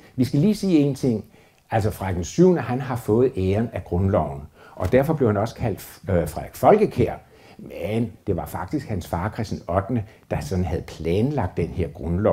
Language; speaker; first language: Danish; native; Danish